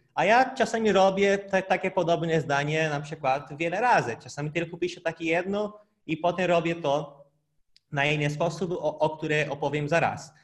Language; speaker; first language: Polish; non-native, fluent; Portuguese